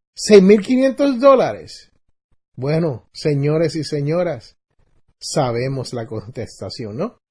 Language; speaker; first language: Spanish; native; Spanish